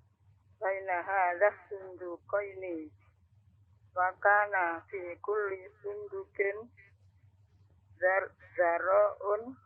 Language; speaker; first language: Arabic; non-native, learner; Indonesian